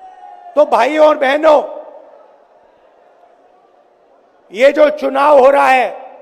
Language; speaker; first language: Hindi; native; Hindi